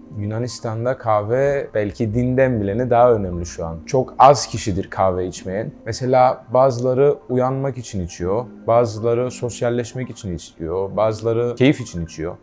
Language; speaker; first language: Turkish; early bilingual, heritage; Turkish